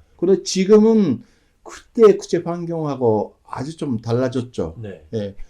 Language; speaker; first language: Korean; non-native, fluent; Japanese